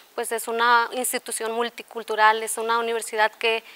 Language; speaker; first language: Spanish; native; Spanish